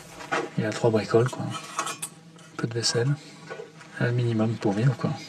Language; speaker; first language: French; native; French